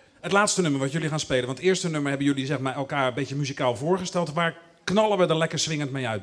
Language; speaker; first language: Dutch; native; Dutch